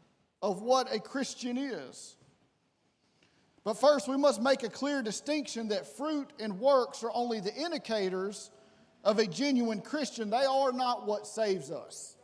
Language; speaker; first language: English; native; English